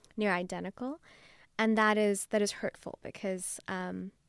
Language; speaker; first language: English; non-native, local second language; Urdu